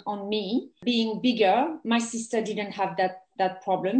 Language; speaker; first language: English; non-native, fluent; French